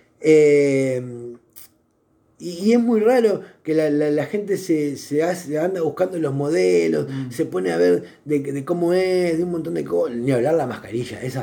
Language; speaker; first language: Spanish; native; Spanish